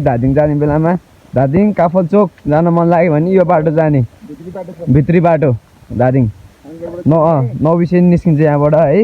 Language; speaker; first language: Nepali; native; Nepali